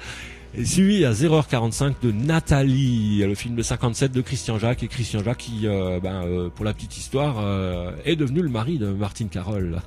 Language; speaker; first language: French; native; French